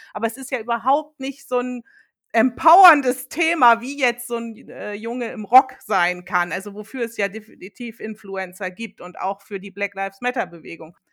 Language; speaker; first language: German; early bilingual, other home language; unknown